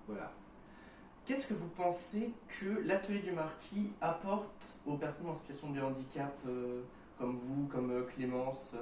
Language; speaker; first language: French; native; French